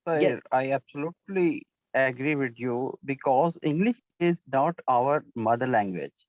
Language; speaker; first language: English; non-native, learner; Urdu